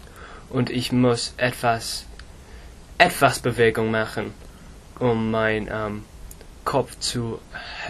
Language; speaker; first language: German; non-native, learner; English